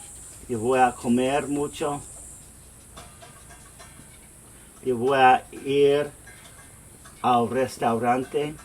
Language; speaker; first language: Spanish; non-native, fluent; English